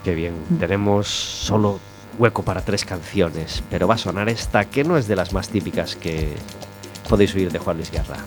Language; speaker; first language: Spanish; native; Spanish